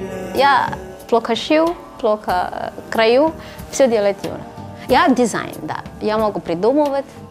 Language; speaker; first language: Russian; non-native, fluent; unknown